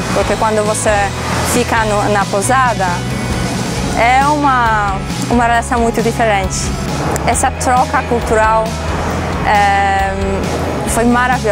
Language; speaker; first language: Portuguese; non-native, fluent; Polish